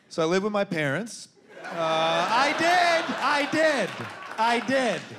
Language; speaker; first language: English; native; English